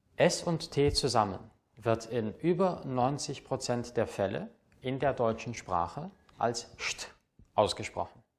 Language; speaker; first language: German; native; German